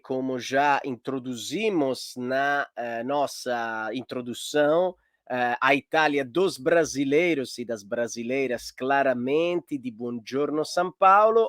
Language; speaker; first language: Portuguese; non-native, fluent; Italian